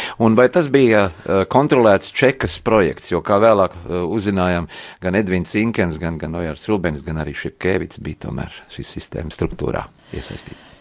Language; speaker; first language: Latvian; native; Latvian